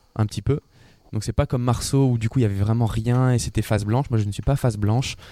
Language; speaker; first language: French; native; French